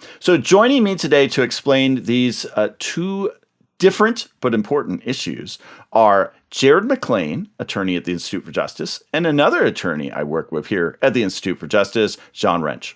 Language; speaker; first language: English; native; English